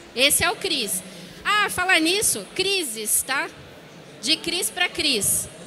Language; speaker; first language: Portuguese; native; Portuguese